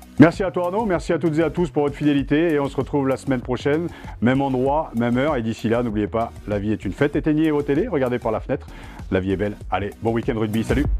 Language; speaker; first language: French; native; French